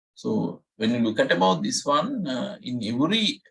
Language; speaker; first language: English; non-native, local second language; Sinhala